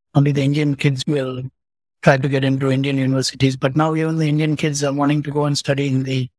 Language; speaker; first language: English; non-native, local second language; Tamil